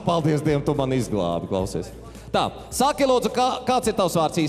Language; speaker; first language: Latvian; native; Latvian